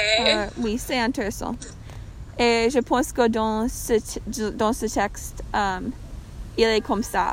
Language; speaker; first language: French; non-native, learner; English